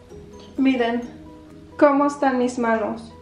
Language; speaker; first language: Spanish; early bilingual, heritage; Spanish